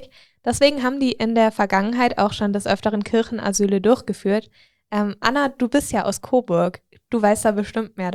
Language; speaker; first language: German; native; German